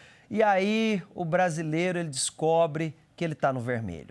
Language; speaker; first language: Portuguese; native; Portuguese